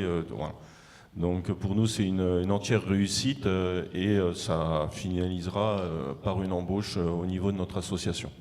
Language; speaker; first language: French; native; French